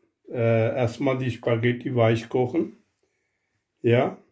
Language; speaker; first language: German; non-native, learner; Urdu